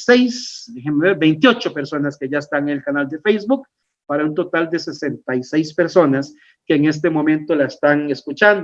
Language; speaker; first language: Spanish; native; Spanish